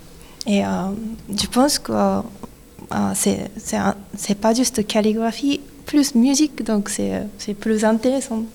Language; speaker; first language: French; non-native, learner; Japanese